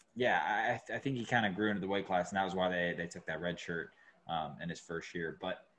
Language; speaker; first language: English; native; English